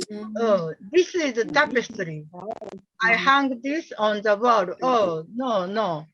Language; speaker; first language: English; non-native, learner; Japanese